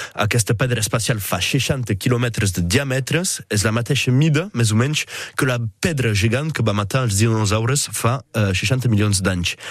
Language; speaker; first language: Catalan; non-native, local second language; French